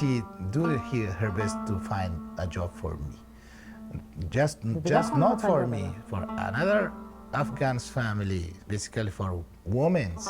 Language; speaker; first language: English; non-native, learner; Persian